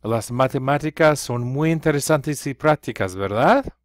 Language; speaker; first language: Spanish; non-native, fluent; English